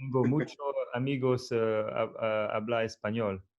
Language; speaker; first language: Spanish; non-native, learner; French